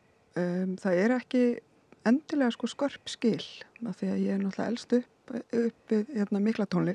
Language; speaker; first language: Icelandic; native; Icelandic